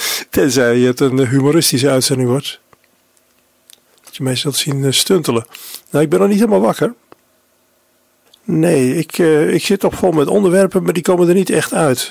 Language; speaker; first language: Dutch; native; Dutch